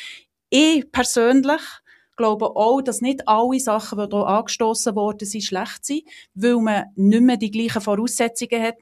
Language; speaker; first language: German; native; German